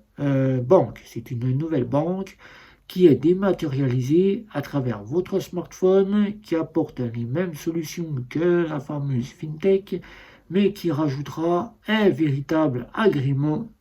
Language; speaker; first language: French; native; French